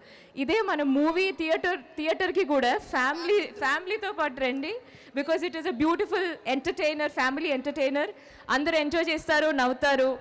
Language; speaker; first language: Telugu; non-native, fluent; Malayalam